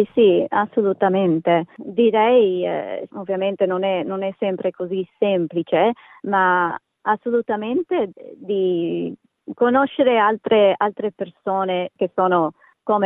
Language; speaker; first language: Italian; native; Italian